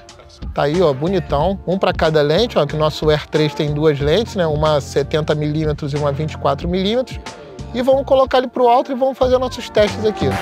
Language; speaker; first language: Portuguese; native; Portuguese